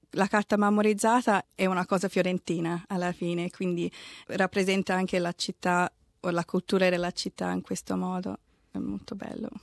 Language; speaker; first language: Italian; non-native, fluent; English